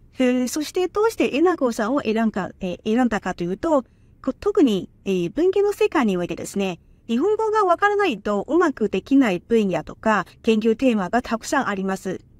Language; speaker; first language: Japanese; non-native, fluent; Chinese